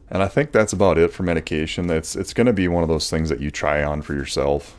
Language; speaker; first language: English; native; English